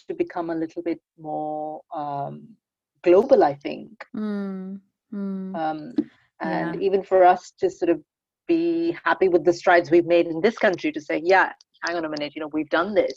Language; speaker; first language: English; non-native, local second language; Hindi